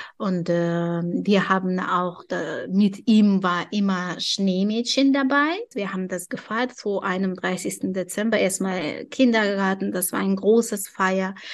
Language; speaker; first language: German; non-native, fluent; Tajik